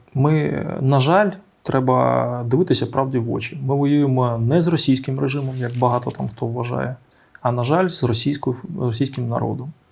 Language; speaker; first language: Ukrainian; native; Ukrainian